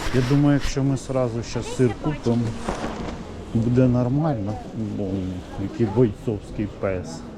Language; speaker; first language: Ukrainian; native; Ukrainian